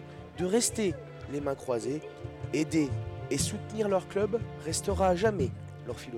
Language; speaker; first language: French; native; French